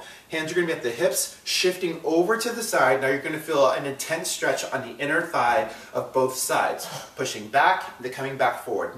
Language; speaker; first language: English; native; English